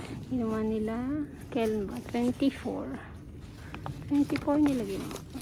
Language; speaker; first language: Filipino; native; Filipino